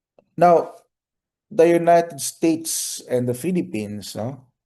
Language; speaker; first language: English; non-native, local second language; Filipino